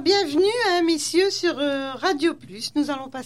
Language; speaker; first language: French; native; French